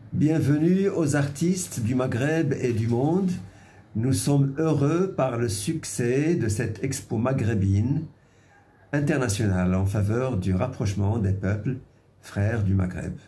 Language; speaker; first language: French; non-native, local second language; Arabic